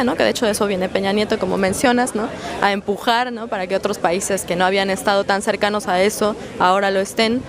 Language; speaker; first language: Spanish; native; Spanish